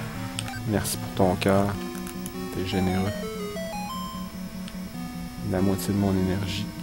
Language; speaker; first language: French; native; French